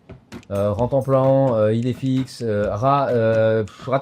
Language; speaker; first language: French; native; French